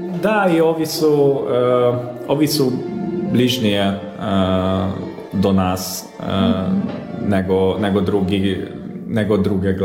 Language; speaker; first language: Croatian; non-native, local second language; Hungarian